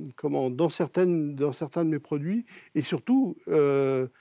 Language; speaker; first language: French; native; French